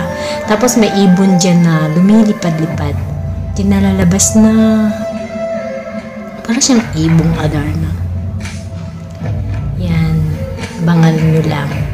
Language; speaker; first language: Filipino; non-native, local second language; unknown